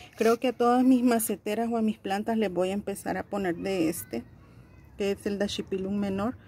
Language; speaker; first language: Spanish; native; Spanish